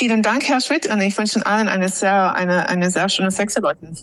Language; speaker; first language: German; non-native, fluent; English